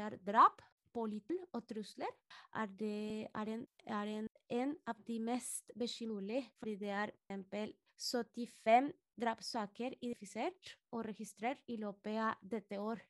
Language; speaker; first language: Norwegian; non-native, fluent; Spanish